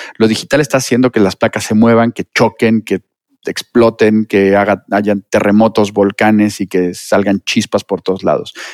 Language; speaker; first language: Spanish; native; Spanish